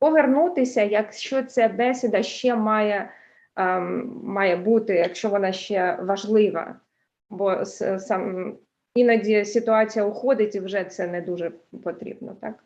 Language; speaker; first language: Ukrainian; early bilingual, heritage; Ukrainian